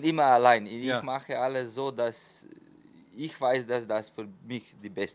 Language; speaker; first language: German; non-native, fluent; Slovenian